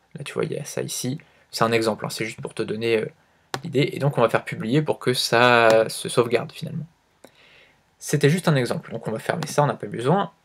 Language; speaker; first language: French; native; French